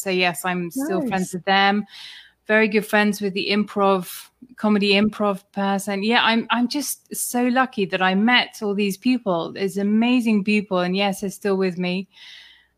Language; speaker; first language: English; native; English